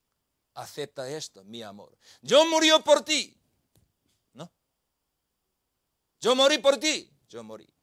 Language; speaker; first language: Spanish; non-native, learner; Korean